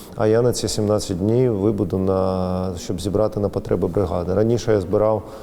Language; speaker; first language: Ukrainian; non-native, local second language; Russian